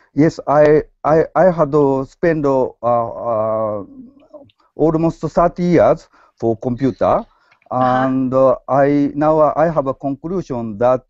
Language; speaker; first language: English; non-native, learner; Japanese